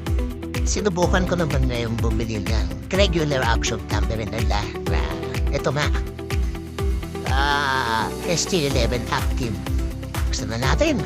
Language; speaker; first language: Filipino; native; Filipino